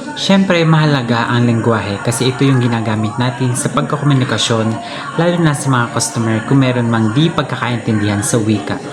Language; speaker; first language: Filipino; native; Filipino